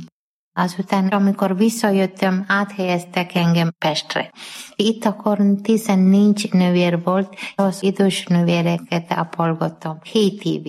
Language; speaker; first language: Hungarian; non-native, learner; Malayalam